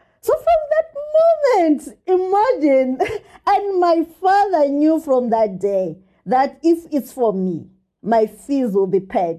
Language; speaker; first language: English; non-native, local second language; Shona